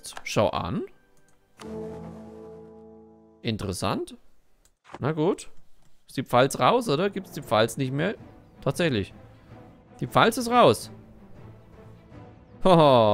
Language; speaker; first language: German; native; German